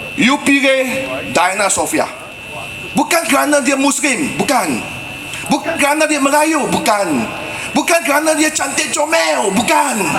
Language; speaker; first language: Malay; non-native, local second language; Chinese